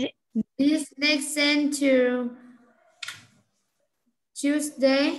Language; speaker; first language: English; non-native, learner; Vietnamese